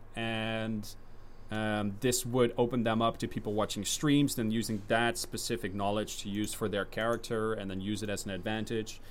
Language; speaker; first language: English; non-native, fluent; Dutch